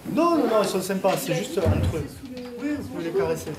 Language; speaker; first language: French; native; French